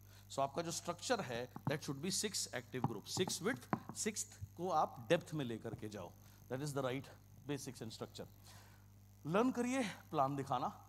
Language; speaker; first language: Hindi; non-native, local second language; Kannada